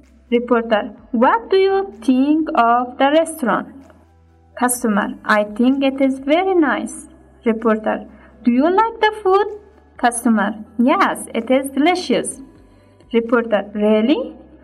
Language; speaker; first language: English; non-native, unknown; Persian